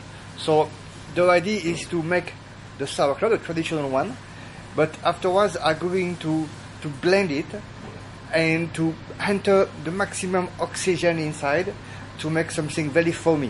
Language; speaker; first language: English; non-native, fluent; French